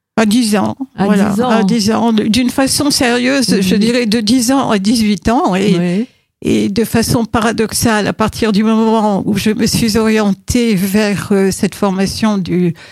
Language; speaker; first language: French; native; French